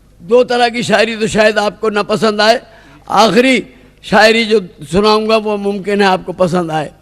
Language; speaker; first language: Urdu; native; Urdu